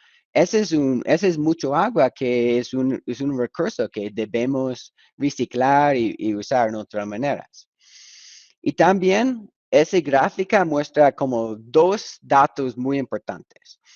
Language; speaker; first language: Spanish; non-native, fluent; English